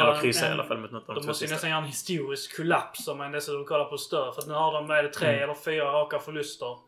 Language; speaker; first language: Swedish; native; Swedish